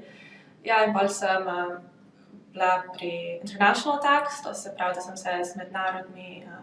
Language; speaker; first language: Slovenian; early bilingual, heritage; Slovenian